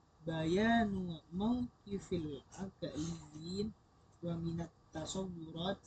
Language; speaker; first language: Arabic; non-native, learner; Indonesian